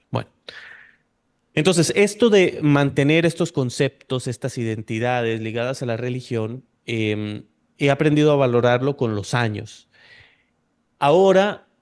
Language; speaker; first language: Spanish; native; Spanish